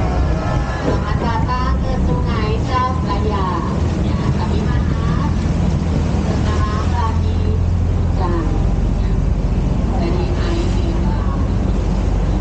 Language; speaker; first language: Indonesian; non-native, fluent; Thai